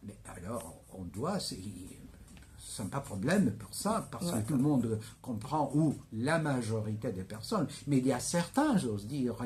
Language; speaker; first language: French; non-native, fluent; Greek